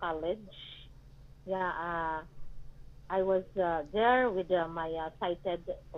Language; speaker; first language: English; non-native, local second language; Hiligaynon